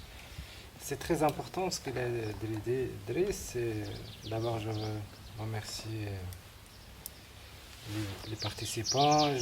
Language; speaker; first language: French; non-native, local second language; Arabic